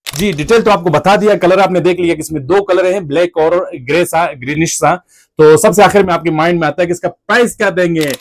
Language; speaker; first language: Urdu; non-native, local second language; Punjabi